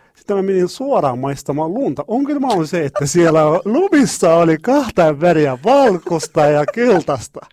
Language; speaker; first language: Finnish; non-native, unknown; Arabic